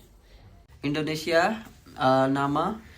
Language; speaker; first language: Indonesian; non-native, learner; Urdu